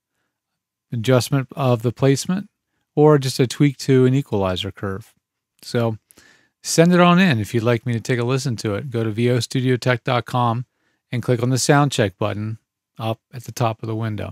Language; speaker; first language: English; native; English